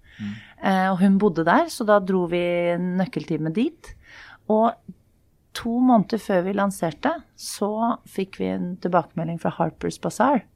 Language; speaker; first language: Norwegian; native; Norwegian